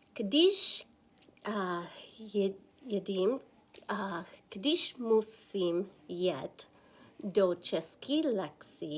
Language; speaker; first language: Czech; non-native, learner; English